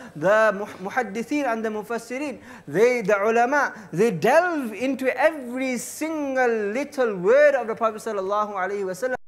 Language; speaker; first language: English; early bilingual, other home language; Urdu